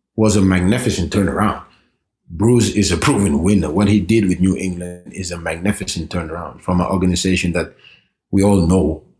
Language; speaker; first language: English; early bilingual, other home language; Norwegian